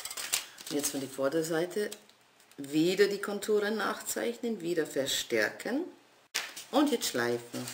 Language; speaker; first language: German; non-native, fluent; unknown